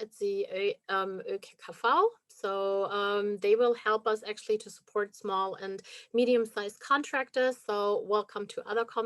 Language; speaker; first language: English; non-native, fluent; German